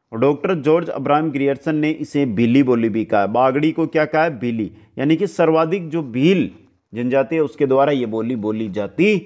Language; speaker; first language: Hindi; native; Hindi